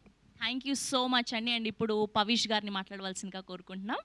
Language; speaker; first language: Telugu; native; Telugu